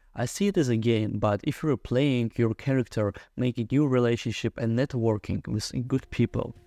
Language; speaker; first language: English; non-native, fluent; Russian